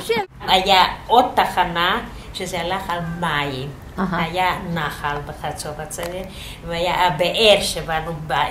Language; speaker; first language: Hebrew; non-native, fluent; Yiddish